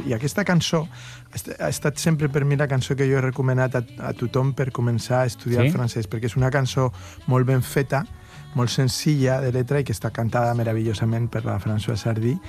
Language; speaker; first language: Catalan; non-native, local second language; Spanish